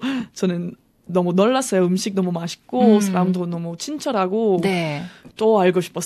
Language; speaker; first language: Korean; non-native, learner; English